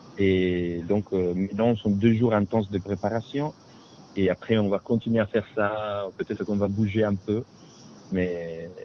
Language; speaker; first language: French; non-native, fluent; Italian